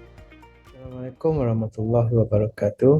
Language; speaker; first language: Malay; native; Malay